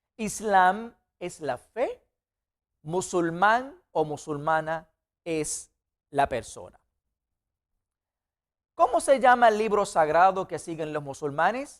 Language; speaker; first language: Spanish; non-native, fluent; Arabic